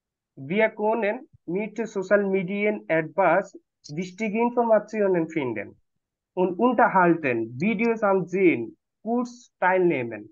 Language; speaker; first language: German; non-native, fluent; Bangla